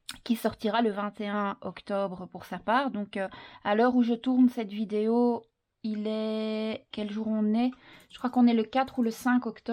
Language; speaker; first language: French; native; French